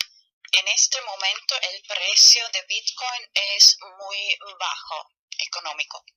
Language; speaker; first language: Spanish; non-native, fluent; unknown